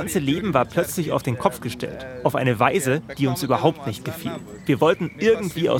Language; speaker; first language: German; non-native, fluent; Persian